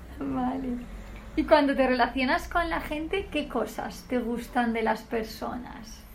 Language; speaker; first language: Spanish; native; Spanish